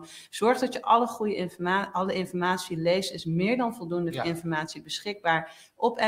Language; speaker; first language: Dutch; native; Dutch